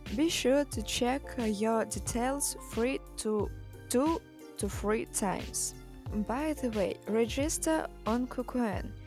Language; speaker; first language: English; non-native, learner; Russian